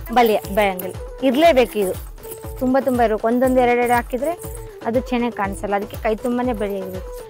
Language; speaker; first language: Kannada; non-native, local second language; Lambadi